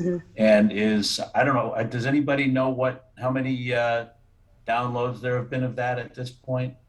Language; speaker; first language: English; native; English